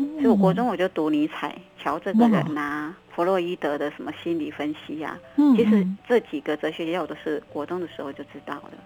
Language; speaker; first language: Chinese; non-native, local second language; Min Nan Chinese